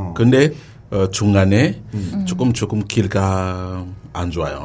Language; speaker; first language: Korean; non-native, learner; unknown